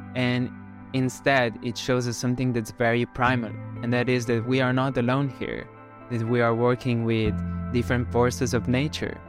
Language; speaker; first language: English; non-native, fluent; Slovenian